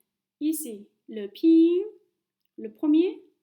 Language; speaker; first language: French; non-native, fluent; Chinese